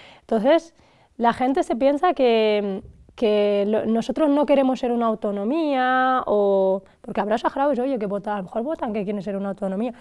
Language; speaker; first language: Spanish; early bilingual, other home language; Arabic